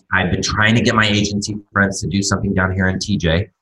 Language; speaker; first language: English; native; English